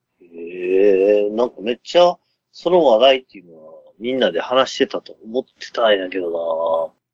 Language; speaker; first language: Japanese; native; Japanese